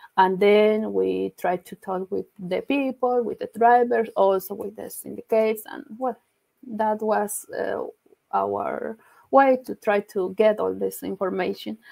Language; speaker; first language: English; non-native, learner; Spanish